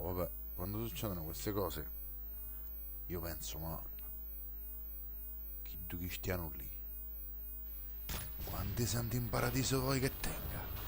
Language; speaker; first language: Italian; native; Italian